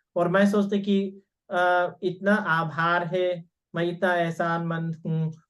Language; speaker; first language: Hindi; non-native, fluent; English